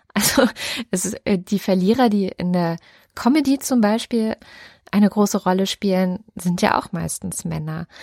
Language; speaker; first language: German; native; German